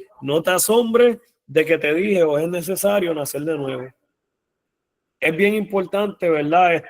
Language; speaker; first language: Spanish; native; Spanish